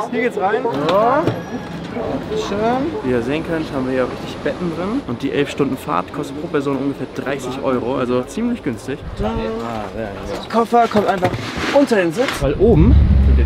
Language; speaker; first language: German; native; German